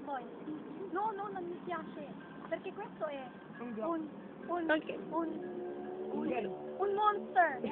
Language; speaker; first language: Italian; non-native, learner; Filipino